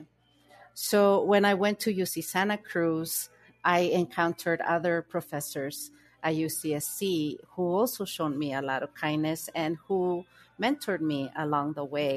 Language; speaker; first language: English; early bilingual, other home language; Spanish